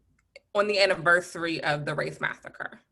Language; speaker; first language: English; native; English